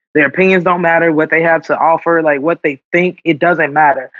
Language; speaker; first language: English; native; English